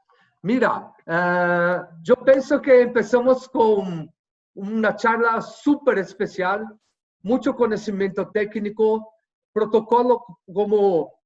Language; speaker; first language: Spanish; non-native, fluent; Portuguese